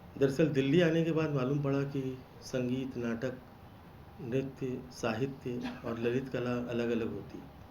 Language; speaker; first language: Hindi; non-native, local second language; Bangla